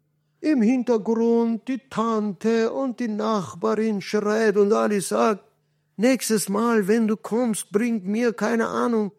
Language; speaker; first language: German; non-native, fluent; Kurdish